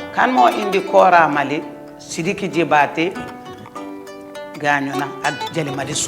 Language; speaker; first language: Wolof; non-native, local second language; Mandingo